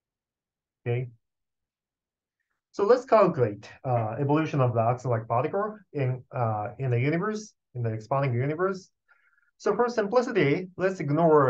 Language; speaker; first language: English; non-native, fluent; Japanese